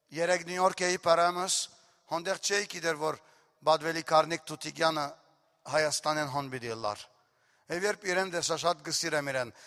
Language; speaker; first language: Armenian; early bilingual, heritage; Armenian